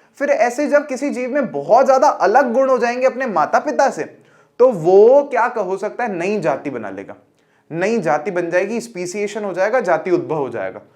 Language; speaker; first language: Hindi; native; Hindi